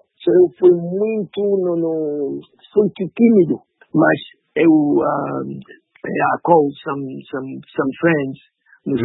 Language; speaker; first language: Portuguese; non-native, learner; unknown